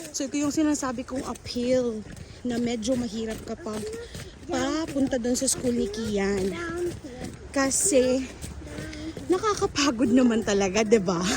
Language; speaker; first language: Filipino; native; Filipino